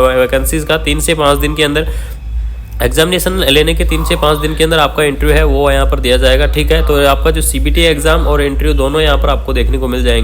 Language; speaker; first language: Hindi; native; Hindi